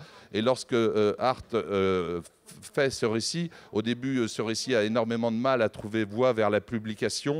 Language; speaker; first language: French; native; French